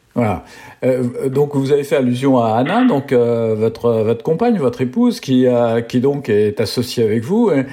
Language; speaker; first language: French; native; French